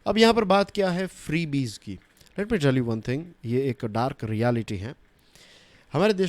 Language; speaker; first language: Hindi; native; Hindi